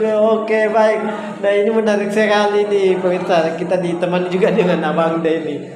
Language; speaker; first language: Indonesian; native; Indonesian